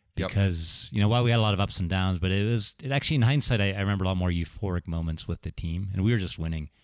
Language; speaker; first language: English; native; English